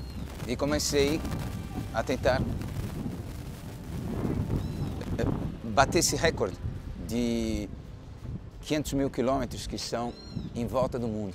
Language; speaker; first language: Portuguese; non-native, fluent; Spanish